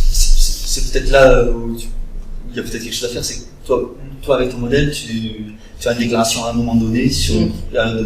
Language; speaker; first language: French; native; French